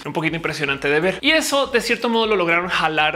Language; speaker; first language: Spanish; native; Spanish